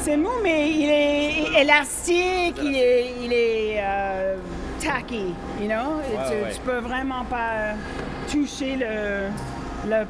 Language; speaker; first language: French; non-native, fluent; English